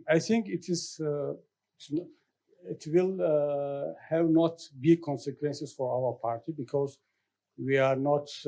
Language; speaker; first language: English; non-native, learner; Tajik